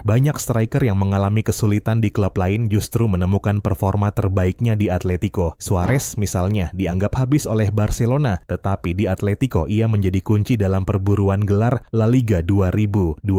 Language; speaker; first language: Indonesian; native; Indonesian